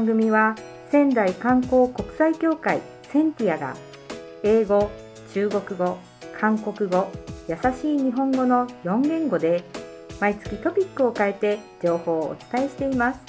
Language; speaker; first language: Japanese; native; Japanese